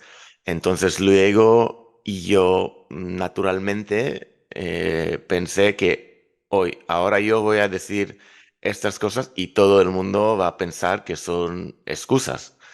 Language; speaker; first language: Spanish; non-native, fluent; Hebrew